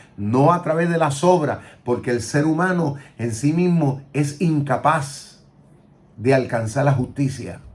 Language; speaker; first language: Spanish; native; Spanish